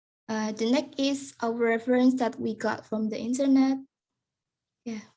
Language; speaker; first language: English; non-native, learner; Indonesian